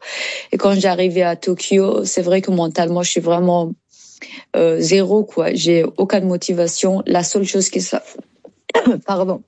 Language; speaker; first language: French; non-native, learner; Persian